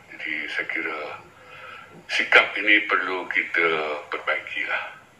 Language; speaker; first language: Malay; native; Malay